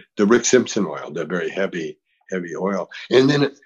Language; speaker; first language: English; native; English